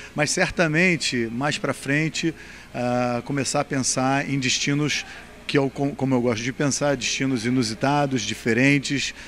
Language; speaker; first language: Portuguese; native; Portuguese